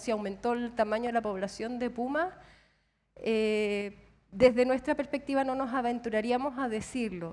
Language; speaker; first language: Spanish; native; Spanish